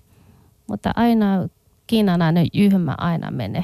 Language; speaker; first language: Finnish; non-native, learner; Chinese